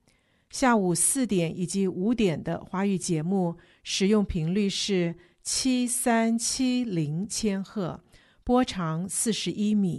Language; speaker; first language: Chinese; native; Chinese